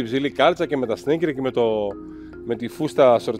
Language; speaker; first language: Greek; native; Greek